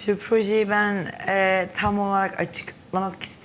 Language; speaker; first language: Turkish; early bilingual, heritage; Turkish